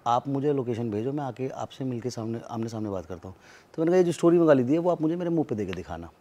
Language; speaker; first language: Hindi; native; Hindi